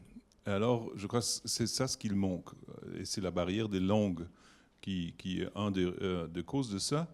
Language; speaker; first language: French; non-native, learner; German